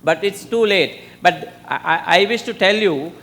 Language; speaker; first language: English; non-native, local second language; Sinhala